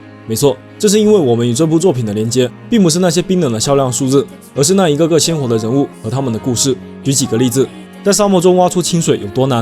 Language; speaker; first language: Chinese; native; Chinese